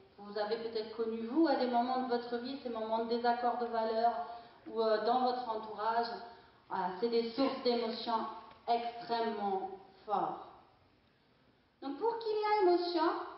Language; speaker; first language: French; non-native, fluent; German